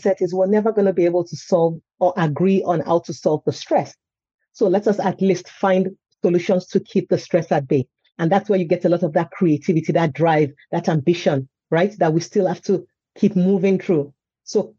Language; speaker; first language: English; non-native, local second language; Yoruba